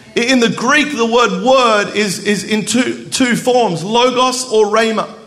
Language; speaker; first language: English; native; English